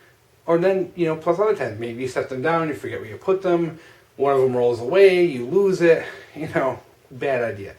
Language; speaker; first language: English; native; English